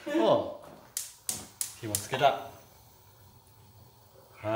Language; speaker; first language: Japanese; native; Japanese